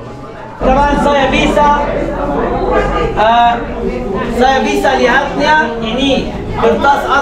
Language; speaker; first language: Indonesian; non-native, learner; Arabic